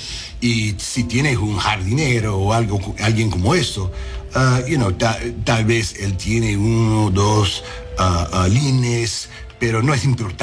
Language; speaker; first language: Spanish; non-native, learner; English